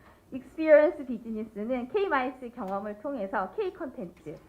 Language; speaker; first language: Korean; native; Korean